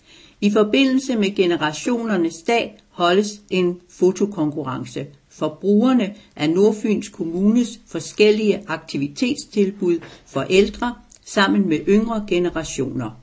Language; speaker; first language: Danish; native; Danish